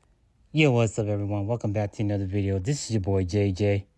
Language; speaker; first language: English; native; English